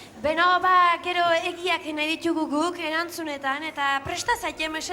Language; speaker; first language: Basque; native; Basque